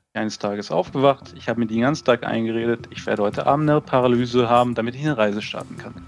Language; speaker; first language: German; early bilingual, other home language; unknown